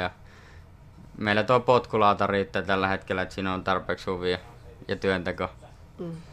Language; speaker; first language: Finnish; native; Finnish